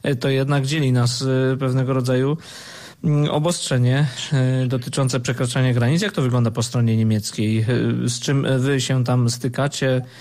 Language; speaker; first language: Polish; native; Polish